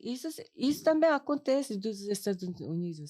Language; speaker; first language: Portuguese; non-native, fluent; Korean